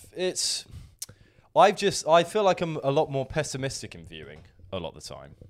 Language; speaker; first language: English; native; English